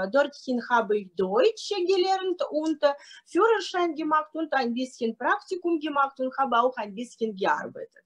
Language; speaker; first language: German; non-native, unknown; Russian